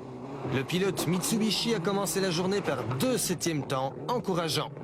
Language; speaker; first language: French; native; French